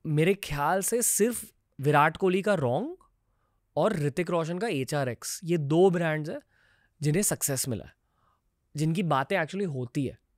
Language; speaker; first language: Hindi; native; Hindi